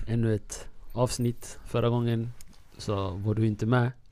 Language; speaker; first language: Swedish; early bilingual, other home language; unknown